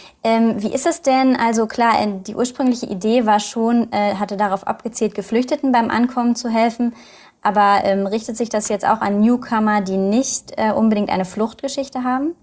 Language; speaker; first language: German; native; German